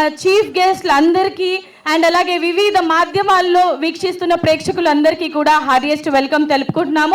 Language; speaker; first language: Telugu; native; Telugu